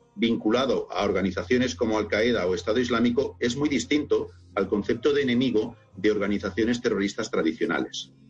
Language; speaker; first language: Spanish; native; Spanish